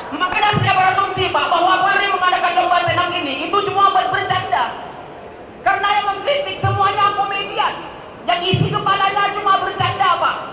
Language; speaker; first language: Indonesian; non-native, local second language; Madurese